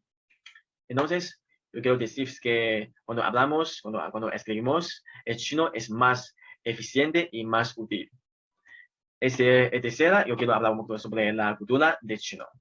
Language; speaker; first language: Spanish; non-native, fluent; Chinese